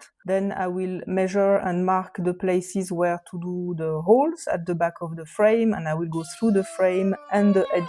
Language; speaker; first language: English; non-native, fluent; French